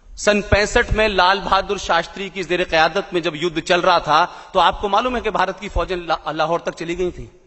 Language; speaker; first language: Hindi; native; Hindi